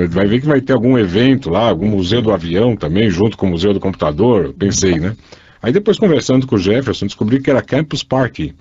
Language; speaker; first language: Portuguese; native; Portuguese